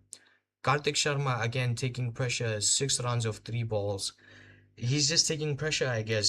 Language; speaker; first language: English; non-native, local second language; Hindi